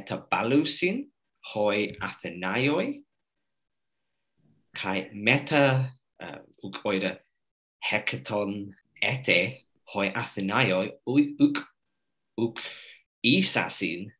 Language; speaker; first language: Greek; non-native, fluent; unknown